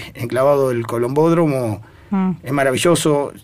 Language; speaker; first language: Spanish; native; Spanish